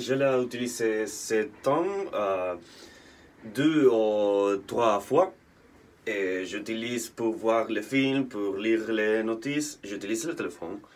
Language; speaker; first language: French; non-native, learner; Spanish